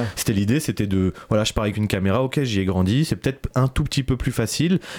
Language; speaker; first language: French; native; French